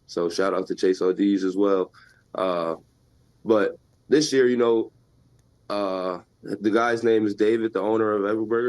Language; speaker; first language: English; native; English